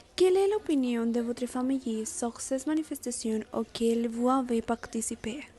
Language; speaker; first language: French; non-native, learner; Spanish